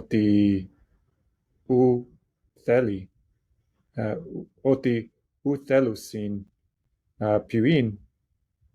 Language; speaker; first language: Greek; non-native, learner; English